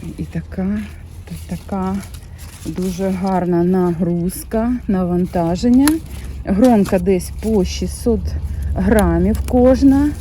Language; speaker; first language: Ukrainian; native; Ukrainian